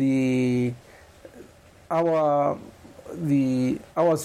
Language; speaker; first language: English; non-native, local second language; Kamba